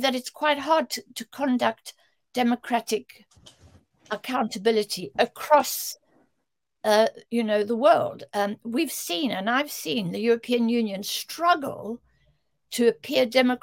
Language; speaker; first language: English; native; English